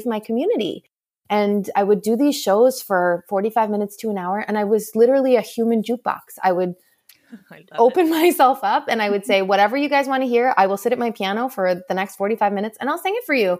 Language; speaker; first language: English; native; English